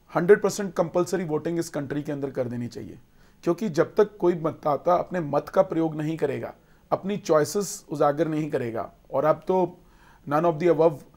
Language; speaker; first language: Hindi; native; Hindi